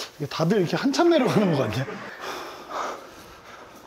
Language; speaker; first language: Korean; native; Korean